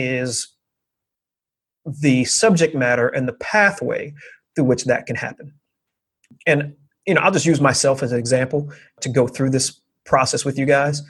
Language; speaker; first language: English; native; English